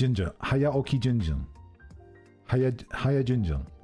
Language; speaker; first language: Japanese; non-native, fluent; English